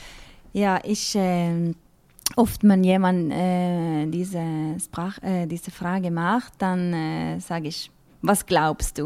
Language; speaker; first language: German; non-native, learner; Norwegian